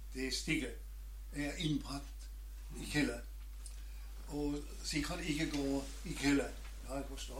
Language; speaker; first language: Norwegian; non-native, learner; German